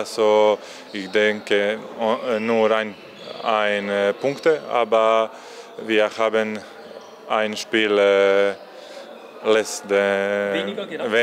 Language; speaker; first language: German; non-native, learner; Croatian